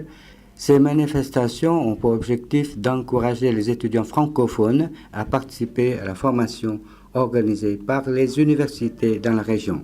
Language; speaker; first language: French; non-native, fluent; Lao